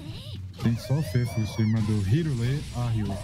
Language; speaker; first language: Portuguese; native; Portuguese